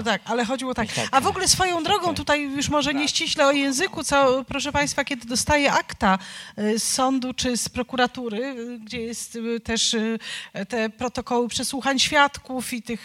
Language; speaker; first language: Polish; native; Polish